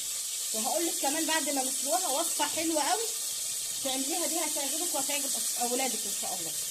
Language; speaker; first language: Arabic; native; Arabic